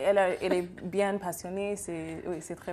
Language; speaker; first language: French; non-native, fluent; English